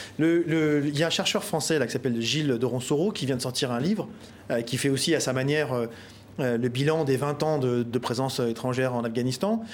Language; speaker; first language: French; native; French